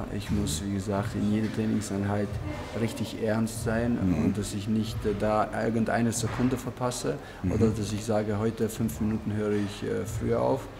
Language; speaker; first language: German; non-native, fluent; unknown